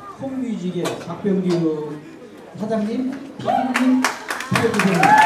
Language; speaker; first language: Korean; native; Korean